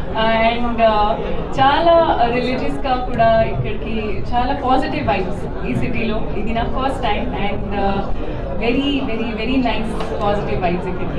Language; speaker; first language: Telugu; non-native, learner; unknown